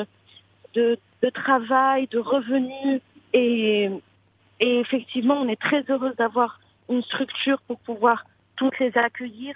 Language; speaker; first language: French; non-native, local second language; Arabic